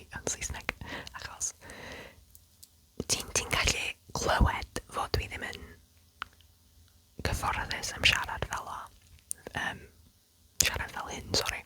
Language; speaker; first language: Welsh; non-native, local second language; English